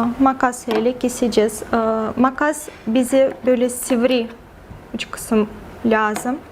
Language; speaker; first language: Turkish; non-native, fluent; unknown